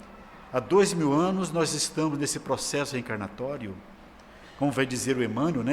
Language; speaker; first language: Portuguese; native; Portuguese